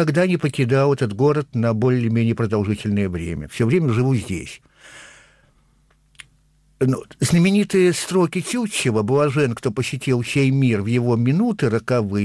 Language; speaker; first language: Russian; native; Russian